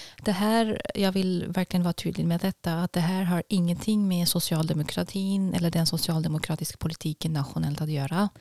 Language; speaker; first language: Swedish; non-native, fluent; German